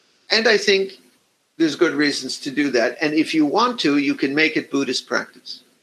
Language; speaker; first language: English; native; English